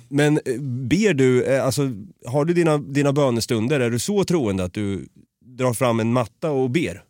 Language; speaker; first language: Swedish; native; Swedish